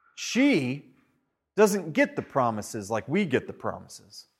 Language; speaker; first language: English; native; English